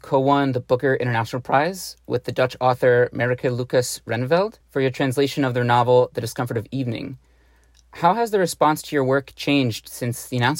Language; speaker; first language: English; native; English